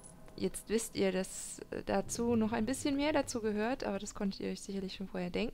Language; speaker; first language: German; native; German